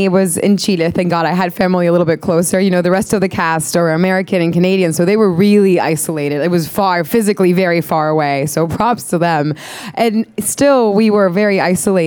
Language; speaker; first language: English; non-native, fluent; Spanish